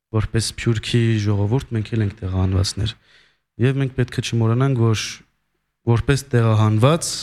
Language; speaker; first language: Armenian; native; Armenian